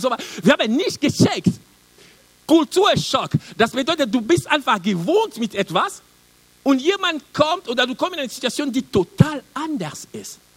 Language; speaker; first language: German; non-native, learner; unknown